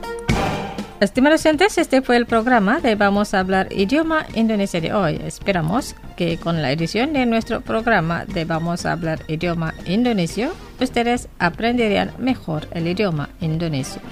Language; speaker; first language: Spanish; non-native, fluent; Indonesian